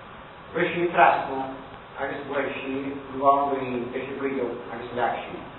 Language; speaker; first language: Irish; native; Irish